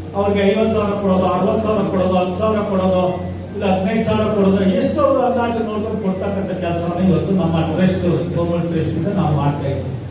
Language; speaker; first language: Kannada; native; Kannada